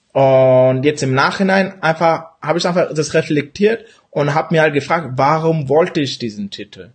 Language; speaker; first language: German; early bilingual, other home language; Urdu